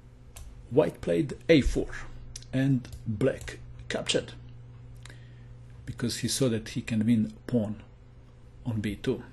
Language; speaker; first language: English; non-native, fluent; Croatian